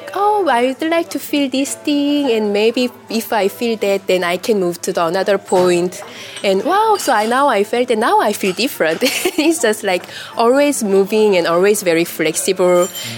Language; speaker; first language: English; non-native, fluent; Korean